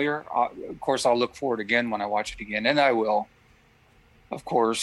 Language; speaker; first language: English; native; English